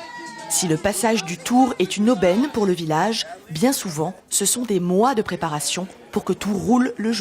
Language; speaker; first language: French; native; French